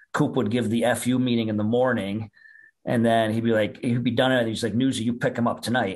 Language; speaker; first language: English; native; English